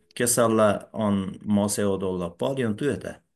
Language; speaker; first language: Finnish; non-native, learner; Persian